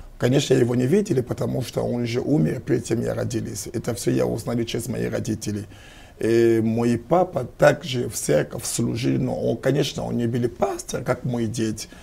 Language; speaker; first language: Russian; non-native, fluent; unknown